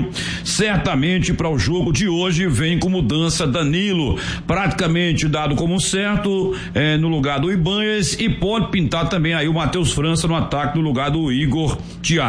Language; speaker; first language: Portuguese; native; Portuguese